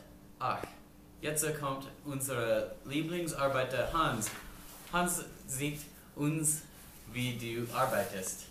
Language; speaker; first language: German; non-native, learner; English